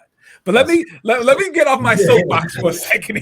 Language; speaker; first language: English; native; English